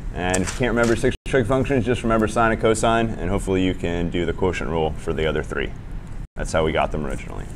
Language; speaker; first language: English; native; English